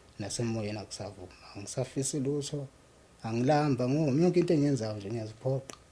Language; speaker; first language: Zulu; native; Zulu